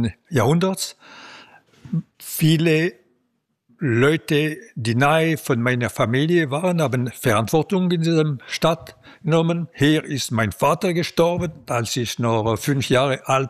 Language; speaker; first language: German; non-native, local second language; French